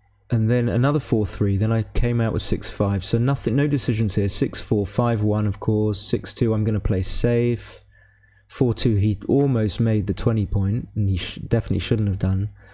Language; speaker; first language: English; native; English